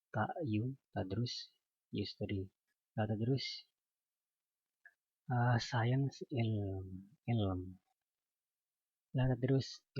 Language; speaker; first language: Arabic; non-native, learner; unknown